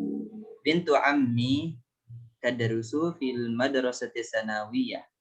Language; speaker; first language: Arabic; non-native, fluent; Indonesian